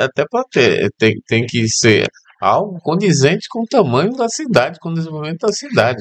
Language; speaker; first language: Portuguese; native; Portuguese